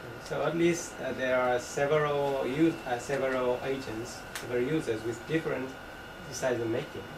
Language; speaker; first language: English; non-native, fluent; Japanese